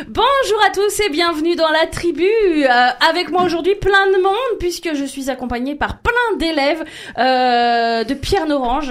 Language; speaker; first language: French; native; French